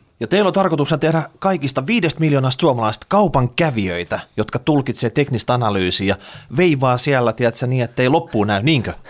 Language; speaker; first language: Finnish; native; Finnish